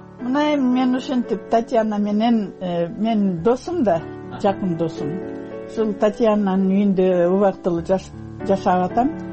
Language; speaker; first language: Kyrgyz; non-native, local second language; Russian